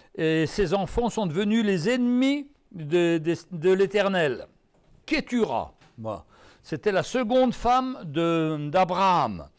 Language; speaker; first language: French; native; French